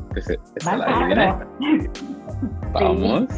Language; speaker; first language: Spanish; non-native, fluent; English